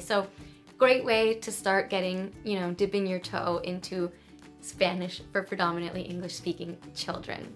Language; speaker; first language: English; early bilingual, other home language; Spanish